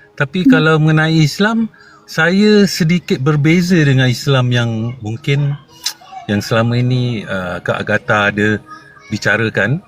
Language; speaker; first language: Malay; native; Malay